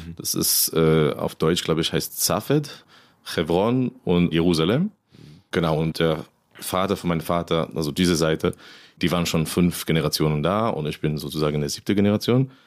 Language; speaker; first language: German; non-native, fluent; Hebrew